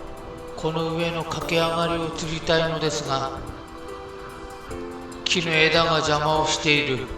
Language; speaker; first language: Japanese; native; Japanese